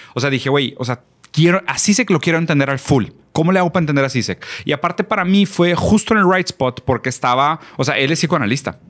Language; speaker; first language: Spanish; early bilingual, other home language; Portuguese